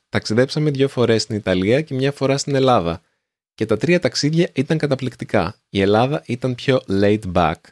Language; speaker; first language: Greek; native; Greek